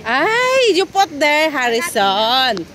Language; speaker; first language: English; non-native, local second language; Cebuano